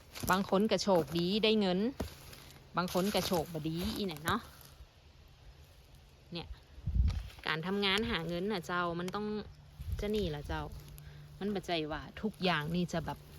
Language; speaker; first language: Thai; non-native, local second language; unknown